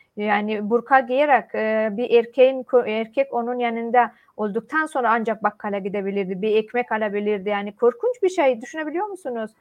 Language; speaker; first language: Turkish; non-native, fluent; Persian